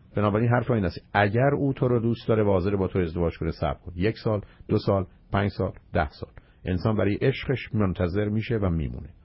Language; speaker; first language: Persian; native; Persian